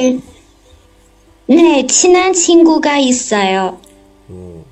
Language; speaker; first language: Korean; non-native, learner; Chinese